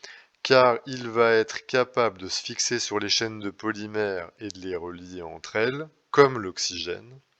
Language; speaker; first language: French; native; French